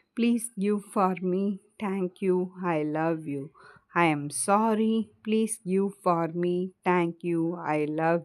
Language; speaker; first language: English; non-native, learner; Tamil